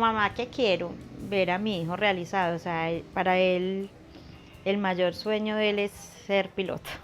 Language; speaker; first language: Spanish; native; Spanish